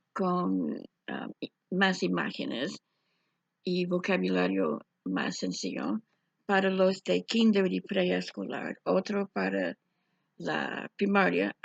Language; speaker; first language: Spanish; non-native, fluent; English